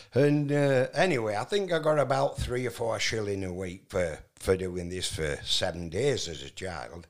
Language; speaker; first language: English; native; English